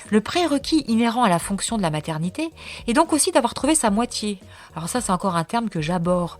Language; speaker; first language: French; native; French